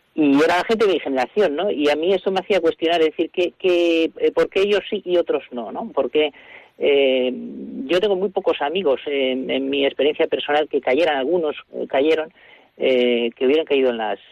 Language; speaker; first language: Spanish; native; Spanish